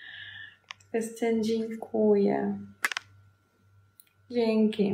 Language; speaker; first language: Polish; non-native, learner; Ukrainian